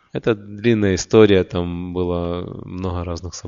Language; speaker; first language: Russian; native; Russian